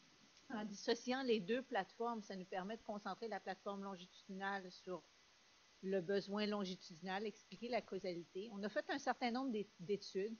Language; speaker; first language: French; native; French